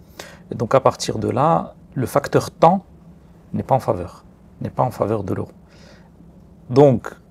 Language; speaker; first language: French; non-native, local second language; Arabic